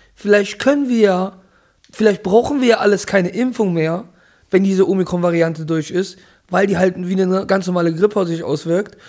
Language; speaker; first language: German; early bilingual, other home language; Italian